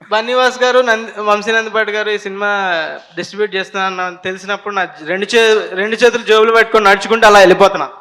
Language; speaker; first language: Telugu; native; Telugu